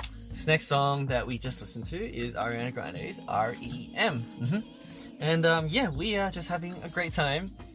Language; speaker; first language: English; early bilingual, other home language; Korean